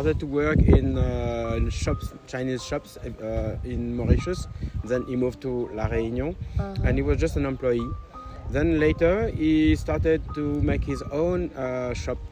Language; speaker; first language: English; non-native, fluent; French